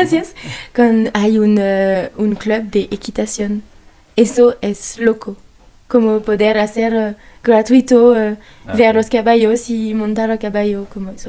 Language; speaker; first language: Spanish; non-native, learner; French